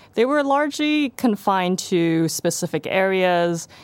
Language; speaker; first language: English; non-native, local second language; Cantonese